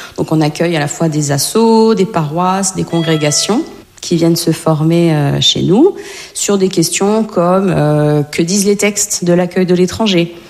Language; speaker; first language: French; native; French